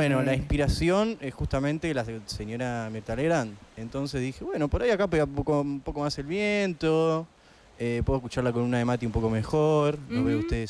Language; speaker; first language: Spanish; native; Spanish